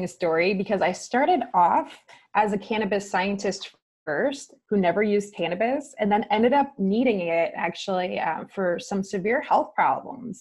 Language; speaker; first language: English; native; English